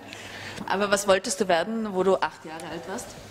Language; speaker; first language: German; native; German